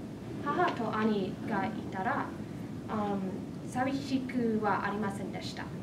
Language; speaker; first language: Japanese; non-native, fluent; English